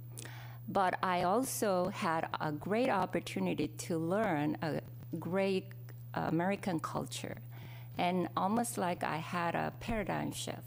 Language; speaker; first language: English; non-native, fluent; Korean